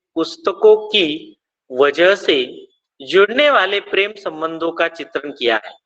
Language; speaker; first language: Hindi; non-native, local second language; Marathi